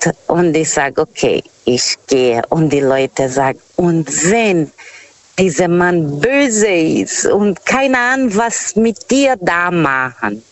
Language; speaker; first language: German; non-native, fluent; Portuguese